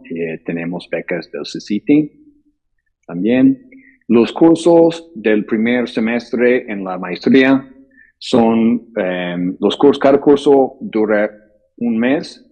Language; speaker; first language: Spanish; non-native, fluent; English